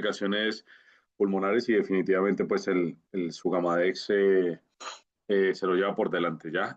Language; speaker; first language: Spanish; native; Spanish